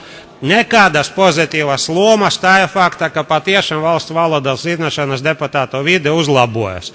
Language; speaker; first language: Latvian; non-native, local second language; Russian